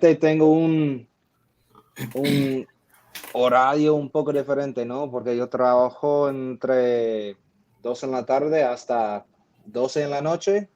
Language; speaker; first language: Spanish; non-native, fluent; English